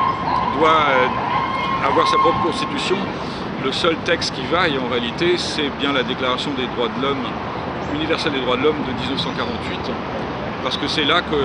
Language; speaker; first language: French; native; French